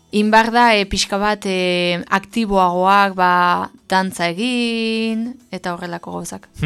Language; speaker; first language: Basque; native; Basque